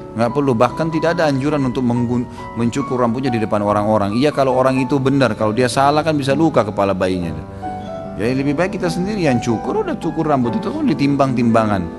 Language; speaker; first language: Indonesian; native; Indonesian